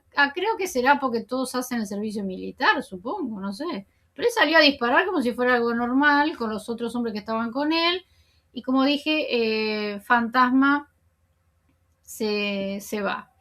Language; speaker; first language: Spanish; native; Spanish